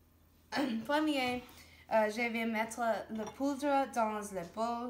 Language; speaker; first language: French; non-native, learner; English